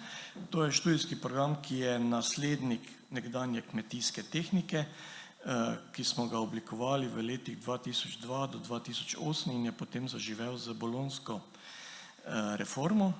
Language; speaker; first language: Slovenian; native; Slovenian